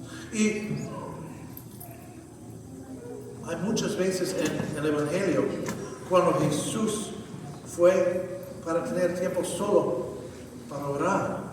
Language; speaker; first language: Spanish; non-native, fluent; English